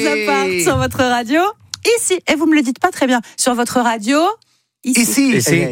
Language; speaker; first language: French; native; French